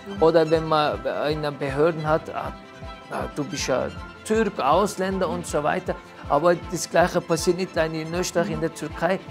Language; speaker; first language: German; non-native, fluent; Turkish